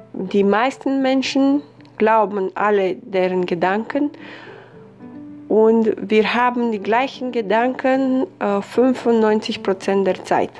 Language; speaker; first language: German; non-native, fluent; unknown